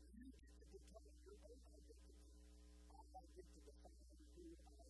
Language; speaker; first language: English; native; English